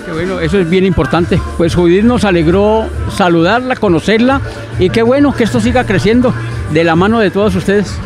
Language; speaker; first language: Spanish; native; Spanish